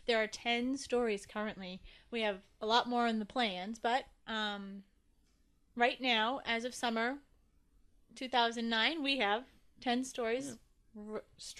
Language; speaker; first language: English; native; English